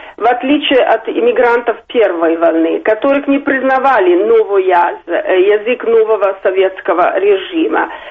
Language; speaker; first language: Russian; non-native, fluent; Italian